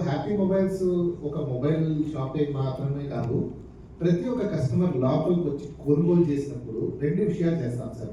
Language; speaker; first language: Telugu; native; Telugu